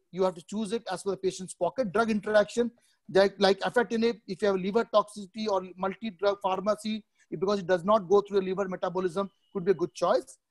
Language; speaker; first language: English; non-native, local second language; Odia